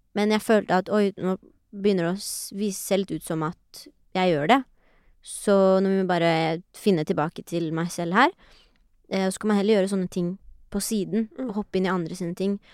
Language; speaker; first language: Norwegian; native; Norwegian